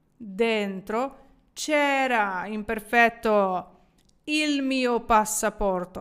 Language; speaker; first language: Italian; non-native, fluent; Ukrainian